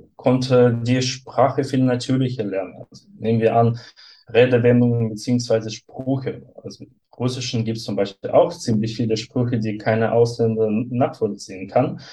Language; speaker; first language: German; non-native, fluent; Russian